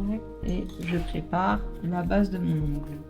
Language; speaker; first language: French; native; French